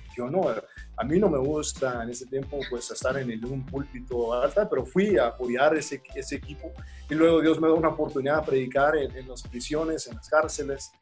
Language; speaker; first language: Spanish; early bilingual, heritage; Spanish